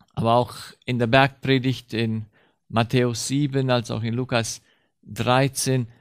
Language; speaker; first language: German; early bilingual, heritage; Romanian